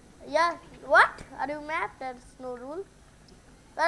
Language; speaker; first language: English; non-native, learner; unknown